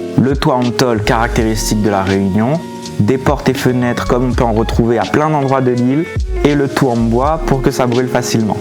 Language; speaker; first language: French; native; French